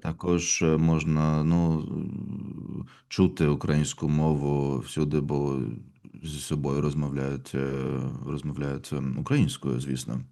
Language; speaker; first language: Ukrainian; non-native, fluent; Russian